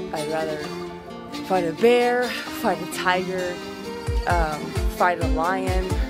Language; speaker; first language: English; early bilingual, other home language; Spanish